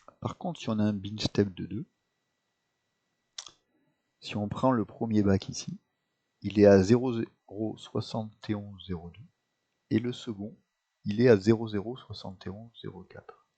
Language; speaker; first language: French; native; French